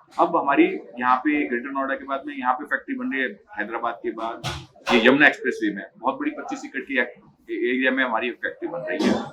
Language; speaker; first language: Hindi; native; Hindi